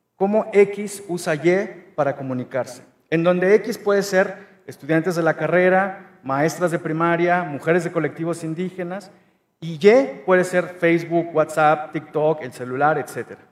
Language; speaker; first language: Spanish; native; Spanish